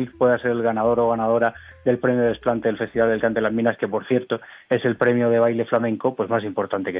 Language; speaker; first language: Spanish; native; Spanish